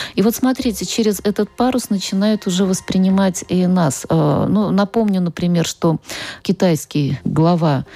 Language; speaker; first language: Russian; native; Russian